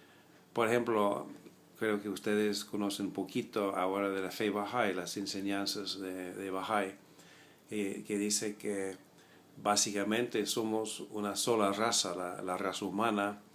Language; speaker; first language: Spanish; non-native, fluent; English